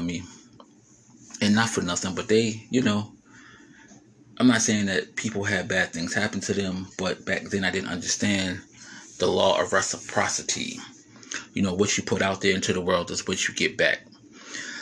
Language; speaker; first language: English; native; English